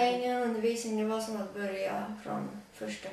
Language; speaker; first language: Swedish; early bilingual, other home language; Latvian